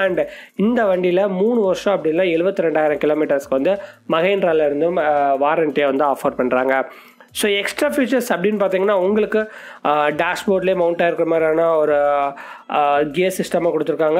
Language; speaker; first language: Tamil; native; Tamil